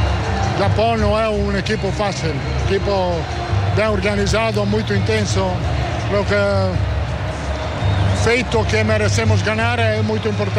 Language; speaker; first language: Portuguese; non-native, fluent; Italian